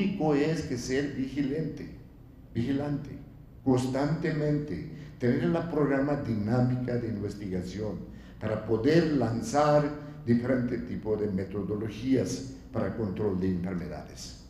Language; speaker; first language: Spanish; non-native, fluent; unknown